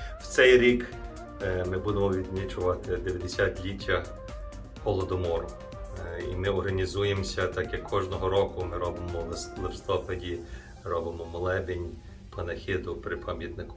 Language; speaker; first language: Ukrainian; early bilingual, heritage; Ukrainian